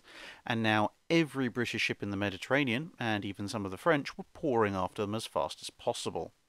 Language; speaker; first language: English; native; English